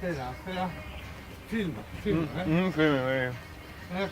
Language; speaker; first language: Spanish; non-native, learner; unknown